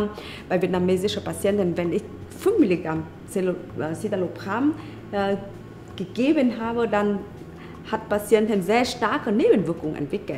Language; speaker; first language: German; non-native, fluent; Vietnamese